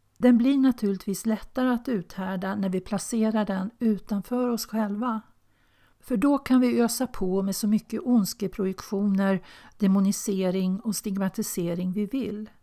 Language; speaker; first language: Swedish; native; Swedish